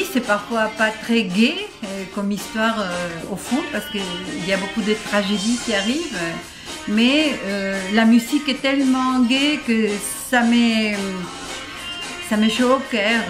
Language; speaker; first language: French; non-native, fluent; Spanish